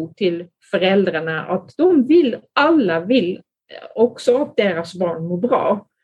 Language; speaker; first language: Swedish; non-native, fluent; Dutch